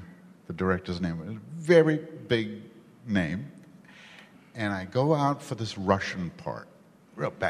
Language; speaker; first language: English; non-native, local second language; Gujarati